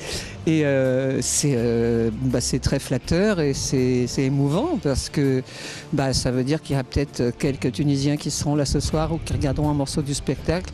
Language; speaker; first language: French; native; French